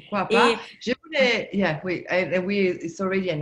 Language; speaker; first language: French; non-native, learner; Italian